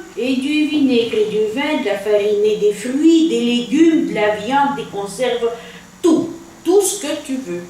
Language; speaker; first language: French; early bilingual, heritage; Russian